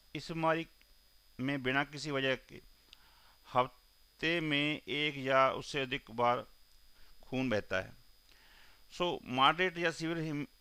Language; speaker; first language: Hindi; non-native, local second language; Punjabi